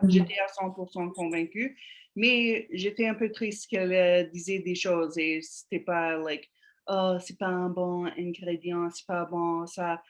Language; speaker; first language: French; non-native, fluent; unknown